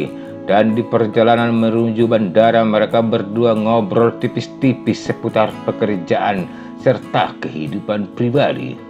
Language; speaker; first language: Indonesian; native; Indonesian